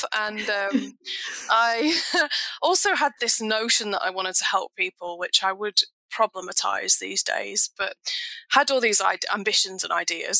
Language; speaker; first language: English; native; English